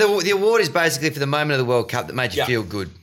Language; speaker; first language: English; native; English